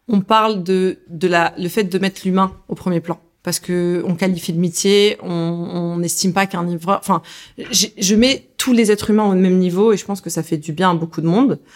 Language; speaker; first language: French; early bilingual, other home language; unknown